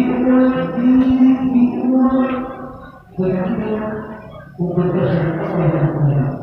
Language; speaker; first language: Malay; non-native, learner; Arabic